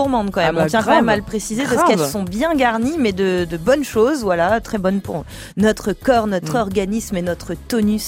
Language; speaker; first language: French; native; French